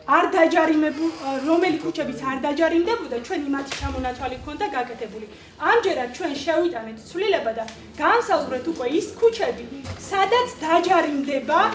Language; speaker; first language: Georgian; native; Georgian